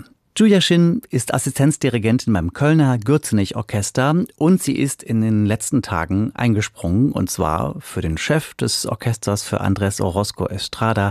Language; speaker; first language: German; native; German